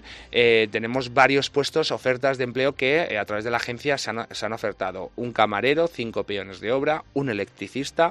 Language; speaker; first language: Spanish; native; Spanish